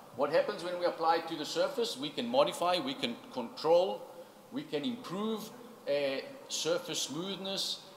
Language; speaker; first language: English; non-native, fluent; Italian